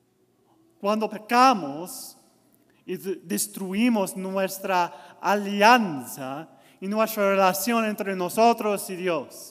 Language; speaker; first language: Spanish; non-native, learner; English